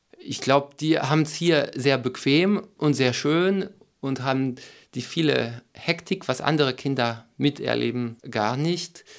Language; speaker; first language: German; non-native, fluent; French